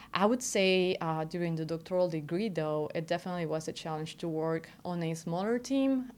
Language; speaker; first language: English; non-native, fluent; Spanish